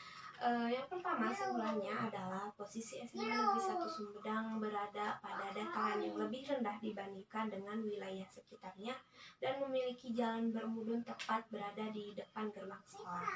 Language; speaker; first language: Indonesian; native; Indonesian